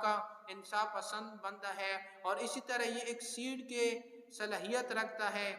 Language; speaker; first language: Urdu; non-native, local second language; Pashto